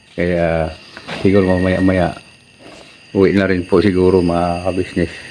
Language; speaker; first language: Filipino; native; Filipino